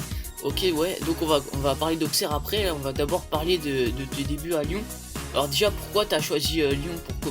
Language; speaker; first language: French; native; French